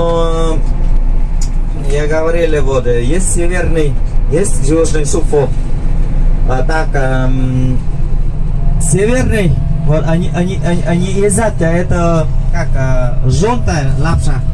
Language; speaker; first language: Russian; non-native, learner; Vietnamese